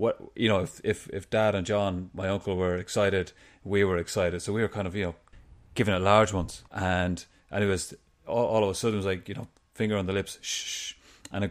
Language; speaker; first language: English; native; English